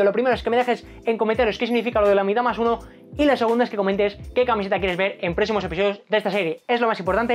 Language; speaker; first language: Spanish; native; Spanish